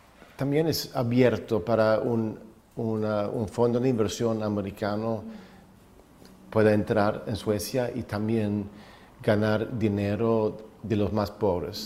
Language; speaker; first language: Spanish; non-native, fluent; Swedish